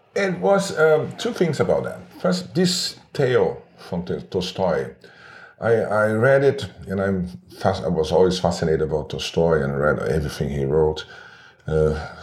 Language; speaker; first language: English; non-native, fluent; Portuguese